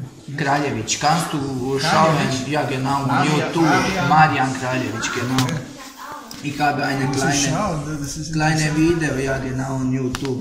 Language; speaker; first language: German; non-native, learner; Croatian